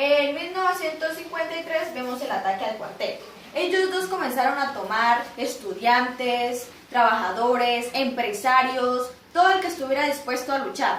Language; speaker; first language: Spanish; native; Spanish